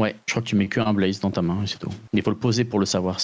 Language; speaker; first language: French; native; French